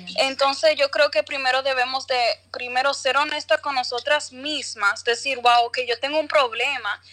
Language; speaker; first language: Spanish; early bilingual, other home language; English